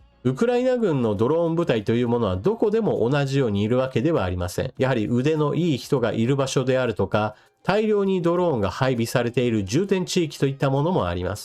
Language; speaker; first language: Japanese; native; Japanese